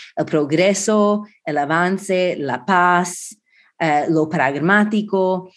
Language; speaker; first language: Spanish; non-native, fluent; English